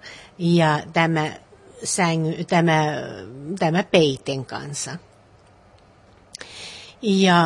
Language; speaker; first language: Finnish; non-native, learner; English